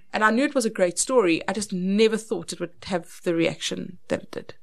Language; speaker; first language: English; native; English